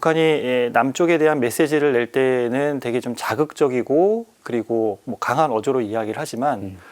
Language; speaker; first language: Korean; native; Korean